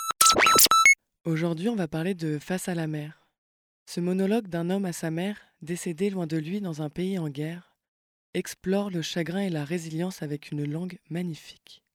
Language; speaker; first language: French; native; French